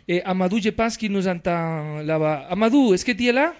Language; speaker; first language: French; non-native, fluent; Spanish